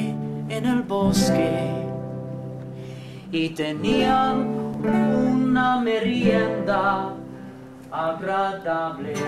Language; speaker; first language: Spanish; non-native, learner; English